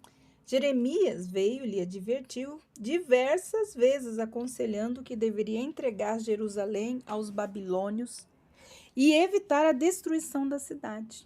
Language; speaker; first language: Portuguese; native; Portuguese